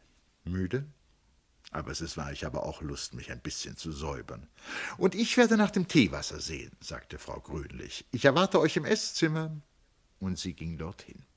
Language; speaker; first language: German; native; German